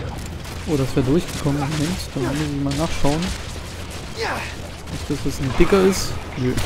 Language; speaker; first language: German; native; German